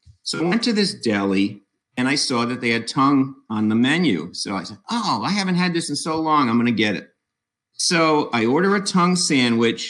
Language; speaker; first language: English; native; English